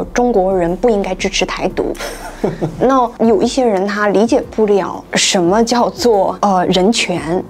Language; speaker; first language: Chinese; native; Chinese